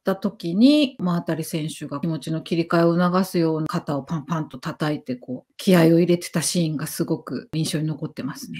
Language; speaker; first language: Japanese; native; Japanese